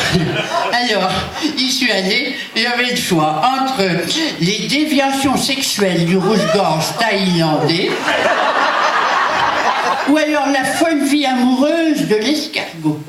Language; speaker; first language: French; native; French